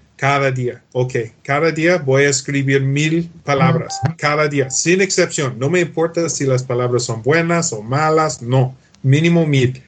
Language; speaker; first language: Spanish; non-native, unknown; English